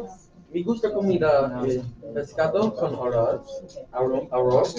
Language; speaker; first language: Spanish; non-native, learner; English